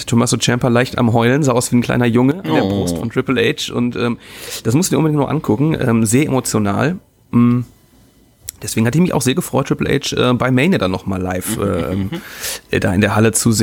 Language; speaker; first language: German; native; German